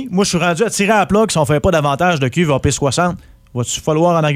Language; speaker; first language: French; native; French